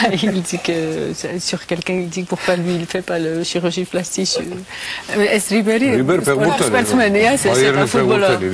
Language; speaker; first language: French; non-native, learner; Georgian